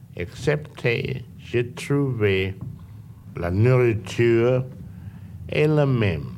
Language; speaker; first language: French; non-native, learner; English